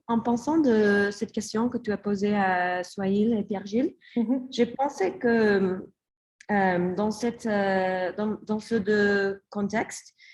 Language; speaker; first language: French; non-native, learner; English